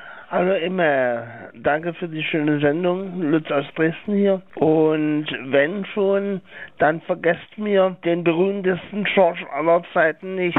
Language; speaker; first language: German; native; German